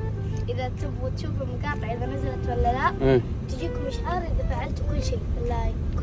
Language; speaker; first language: Arabic; native; Arabic